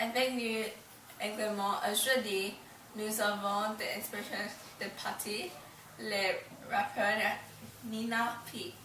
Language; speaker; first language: French; non-native, learner; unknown